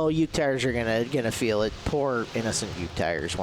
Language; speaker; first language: English; native; English